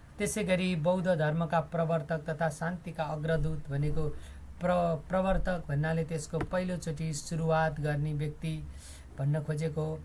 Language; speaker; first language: Nepali; native; Nepali